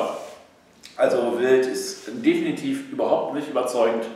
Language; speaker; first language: German; native; German